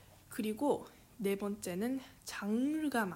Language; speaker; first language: Korean; early bilingual, heritage; English